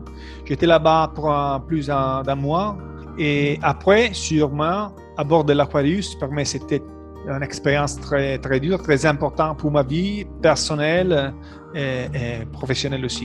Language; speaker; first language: French; non-native, learner; Italian